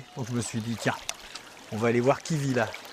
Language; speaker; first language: French; native; French